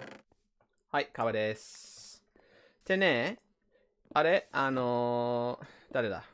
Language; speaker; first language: Japanese; non-native, fluent; English